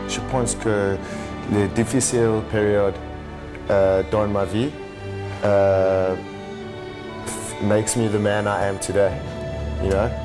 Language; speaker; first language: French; non-native, learner; English